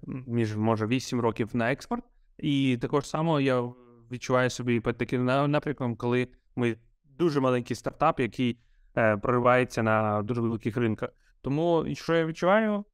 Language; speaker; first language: Ukrainian; non-native, local second language; Russian